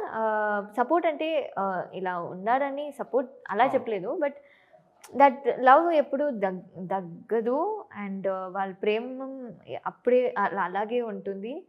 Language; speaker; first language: Telugu; non-native, fluent; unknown